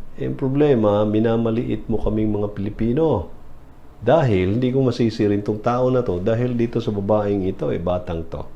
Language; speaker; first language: Filipino; non-native, local second language; Cebuano